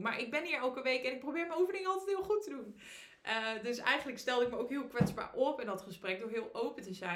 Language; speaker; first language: Dutch; native; Dutch